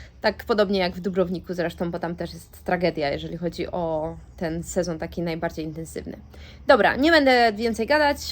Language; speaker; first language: Polish; native; Polish